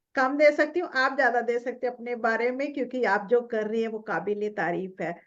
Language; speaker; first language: Hindi; non-native, local second language; Punjabi